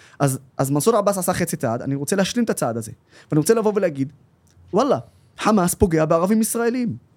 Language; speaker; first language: Hebrew; non-native, local second language; Arabic